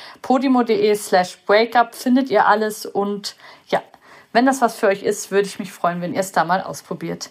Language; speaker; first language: German; native; German